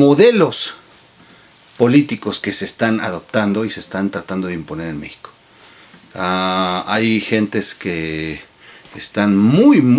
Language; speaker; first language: Spanish; native; Spanish